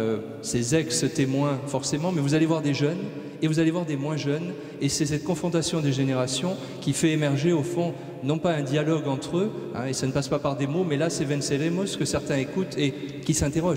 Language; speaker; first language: French; native; French